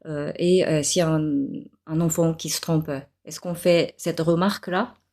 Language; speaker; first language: French; non-native, fluent; Japanese